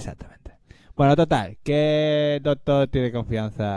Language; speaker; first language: Spanish; native; Spanish